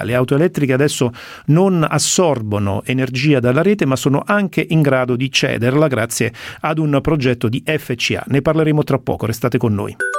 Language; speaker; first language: Italian; native; Italian